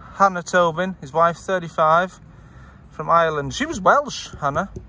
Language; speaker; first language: English; native; English